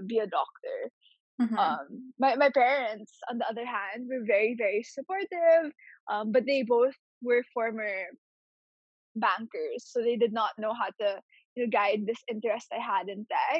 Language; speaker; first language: English; non-native, local second language; Filipino